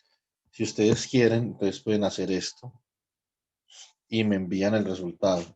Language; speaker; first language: Spanish; native; Spanish